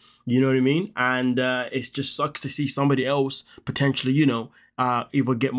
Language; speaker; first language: English; native; English